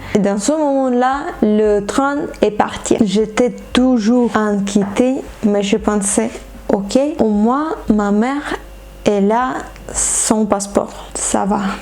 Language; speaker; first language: French; non-native, fluent; Ukrainian